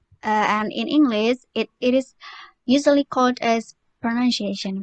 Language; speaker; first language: English; non-native, learner; Indonesian